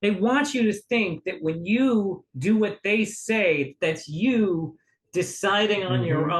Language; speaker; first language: English; native; English